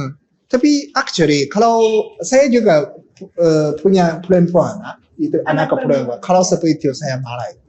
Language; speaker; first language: Indonesian; non-native, learner; Japanese